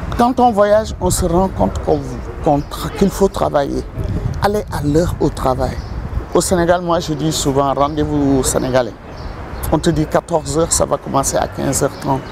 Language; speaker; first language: French; non-native, local second language; Wolof